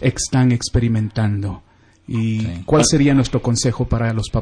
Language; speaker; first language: Spanish; native; Spanish